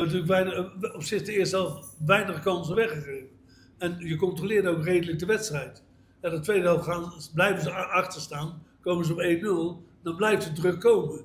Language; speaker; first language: Dutch; native; Dutch